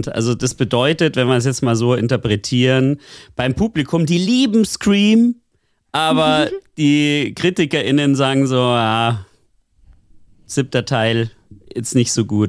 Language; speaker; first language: German; native; German